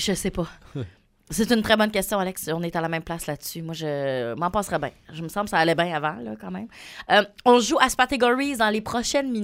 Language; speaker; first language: French; native; French